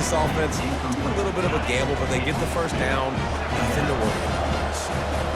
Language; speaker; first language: English; native; English